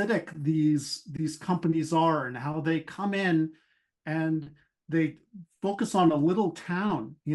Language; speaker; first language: English; native; English